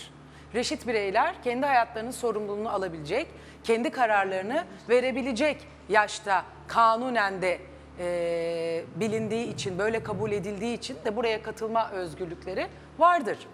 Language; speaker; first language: Turkish; native; Turkish